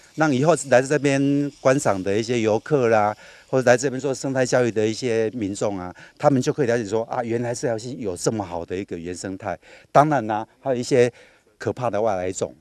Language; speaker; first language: Chinese; native; Chinese